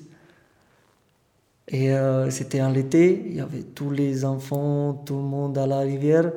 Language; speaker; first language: French; non-native, fluent; Romanian